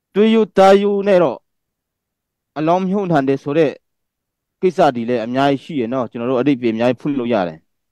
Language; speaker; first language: Burmese; non-native, local second language; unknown